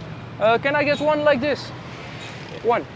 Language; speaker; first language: English; non-native, learner; French